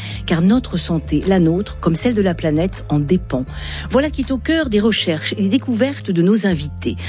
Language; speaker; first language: French; native; French